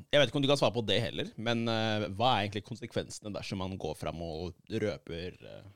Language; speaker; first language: Norwegian; early bilingual, other home language; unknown